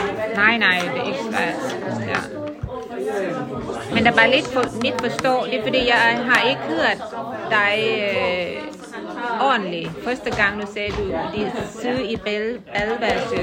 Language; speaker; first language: Danish; non-native, learner; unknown